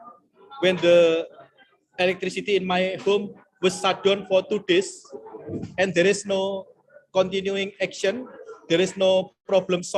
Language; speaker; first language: English; non-native, learner; Indonesian